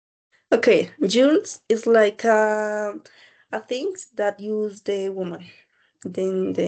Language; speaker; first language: English; non-native, learner; Spanish